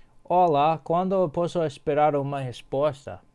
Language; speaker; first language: Portuguese; non-native, learner; English